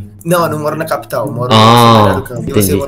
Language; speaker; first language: Portuguese; native; Portuguese